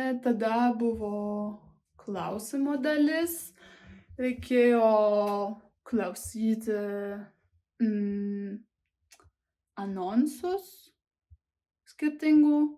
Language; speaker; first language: Lithuanian; non-native, learner; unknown